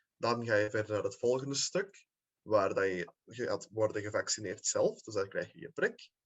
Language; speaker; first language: Dutch; native; Dutch